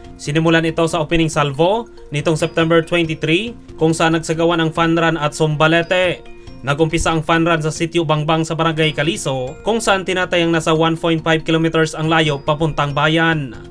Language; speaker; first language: Filipino; non-native, local second language; Aklanon